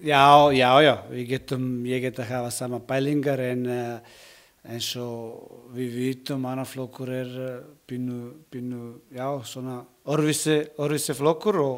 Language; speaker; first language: Icelandic; non-native, learner; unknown